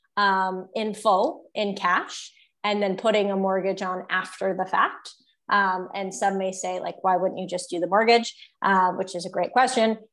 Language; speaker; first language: English; native; English